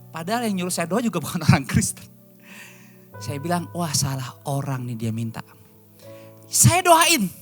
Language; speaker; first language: Indonesian; native; Indonesian